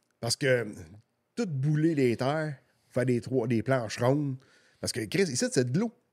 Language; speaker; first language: French; native; French